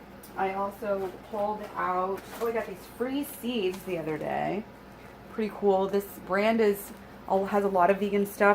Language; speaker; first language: English; native; English